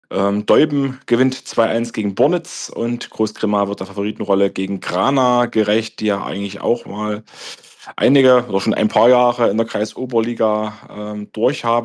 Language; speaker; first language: German; native; German